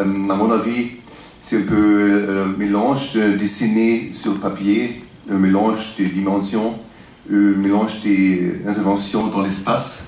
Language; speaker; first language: French; non-native, fluent; German